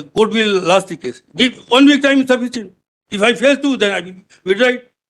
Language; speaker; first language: English; non-native, local second language; Hindi